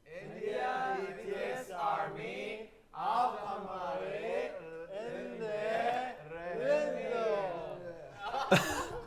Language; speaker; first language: Hindi; non-native, learner; Korean